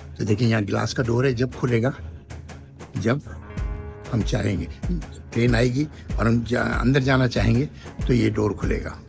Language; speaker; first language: Urdu; native; Urdu